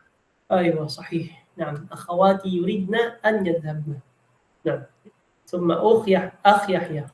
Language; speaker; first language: Arabic; non-native, fluent; Filipino